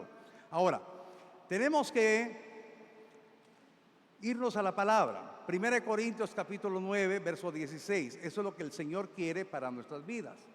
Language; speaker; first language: Spanish; native; Spanish